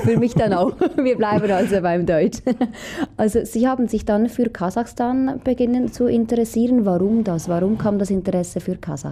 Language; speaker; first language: German; native; German